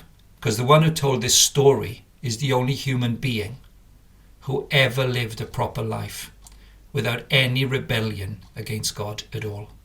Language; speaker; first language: English; native; English